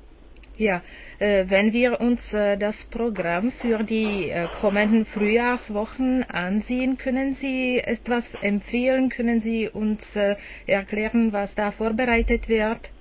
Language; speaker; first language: German; non-native, fluent; Czech